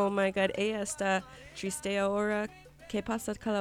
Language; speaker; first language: Spanish; non-native, learner; English